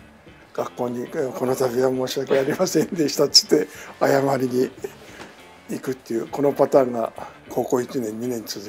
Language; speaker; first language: Japanese; native; Japanese